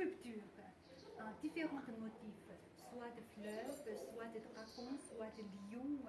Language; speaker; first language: French; non-native, fluent; Chinese